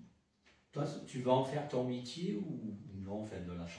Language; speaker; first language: French; native; French